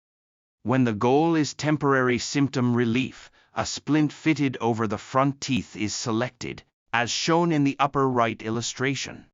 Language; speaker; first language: English; non-native, fluent; Japanese